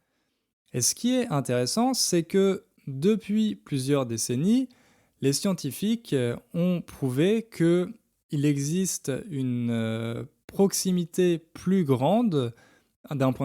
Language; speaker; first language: French; native; French